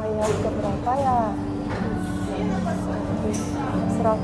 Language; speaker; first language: Indonesian; non-native, fluent; Finnish